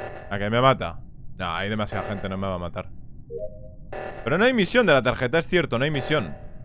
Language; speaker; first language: Spanish; native; Spanish